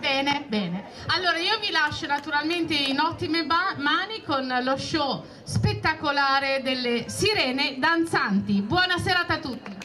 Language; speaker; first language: Italian; native; Italian